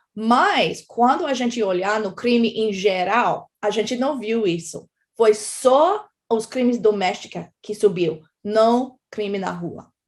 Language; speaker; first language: Portuguese; non-native, fluent; English